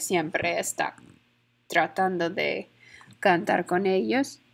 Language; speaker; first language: Spanish; non-native, fluent; English